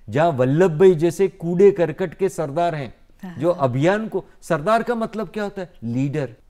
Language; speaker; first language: Hindi; non-native, local second language; Gujarati